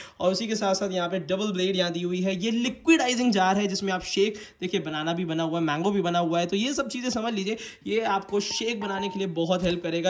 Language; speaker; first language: Hindi; native; Hindi